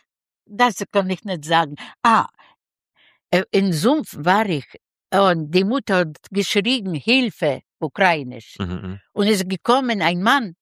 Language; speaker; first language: German; non-native, learner; Russian